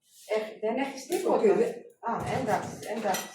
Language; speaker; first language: Greek; non-native, fluent; Armenian